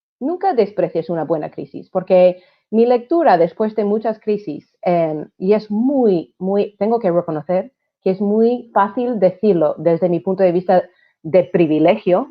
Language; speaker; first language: Spanish; non-native, fluent; English